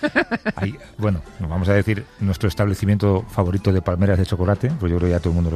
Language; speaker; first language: Spanish; native; Spanish